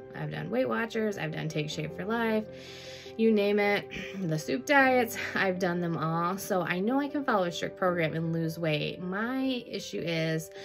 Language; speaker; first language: English; native; English